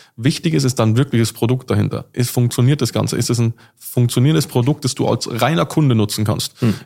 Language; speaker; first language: German; native; German